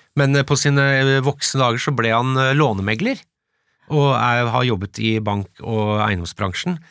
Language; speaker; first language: Norwegian; early bilingual, other home language; English